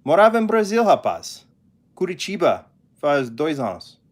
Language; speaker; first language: Portuguese; non-native, learner; English